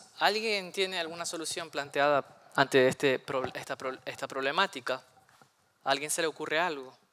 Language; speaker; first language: Spanish; native; Spanish